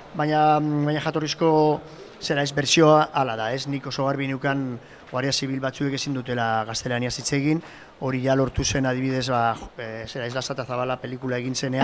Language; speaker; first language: Basque; native; Basque